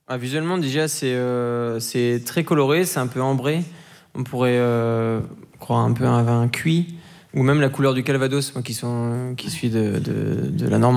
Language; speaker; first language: French; native; French